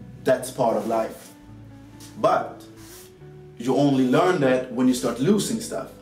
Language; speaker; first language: English; non-native, fluent; Swedish